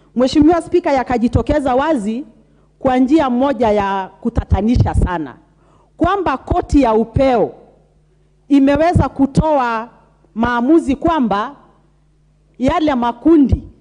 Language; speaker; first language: Swahili; non-native, local second language; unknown